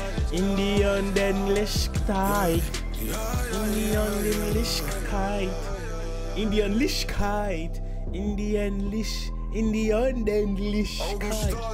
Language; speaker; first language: German; non-native, learner; English